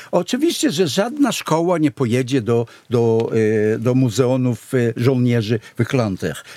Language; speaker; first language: Polish; non-native, fluent; Hebrew